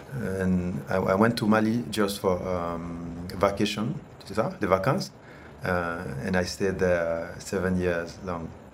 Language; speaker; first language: English; non-native, learner; French